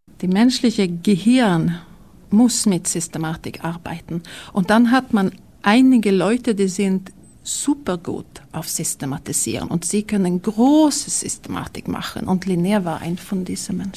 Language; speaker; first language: German; non-native, learner; Swedish